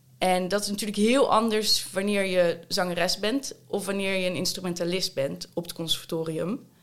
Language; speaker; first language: Dutch; native; Dutch